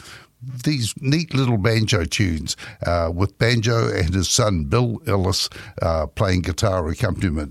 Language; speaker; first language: English; native; English